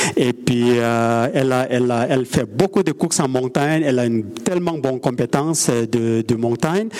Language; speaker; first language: French; non-native, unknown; Sherpa